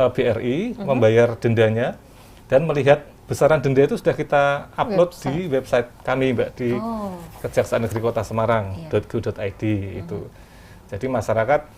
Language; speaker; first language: Indonesian; native; Indonesian